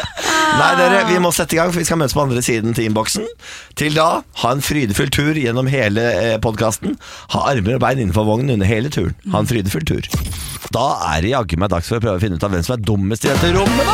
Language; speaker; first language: Norwegian; native; Norwegian